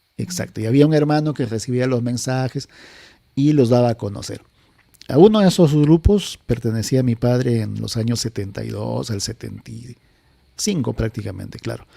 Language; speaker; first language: Spanish; native; Spanish